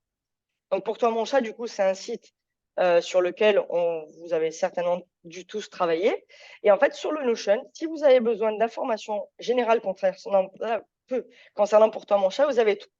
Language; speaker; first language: French; native; French